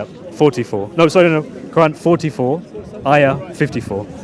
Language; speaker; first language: English; native; English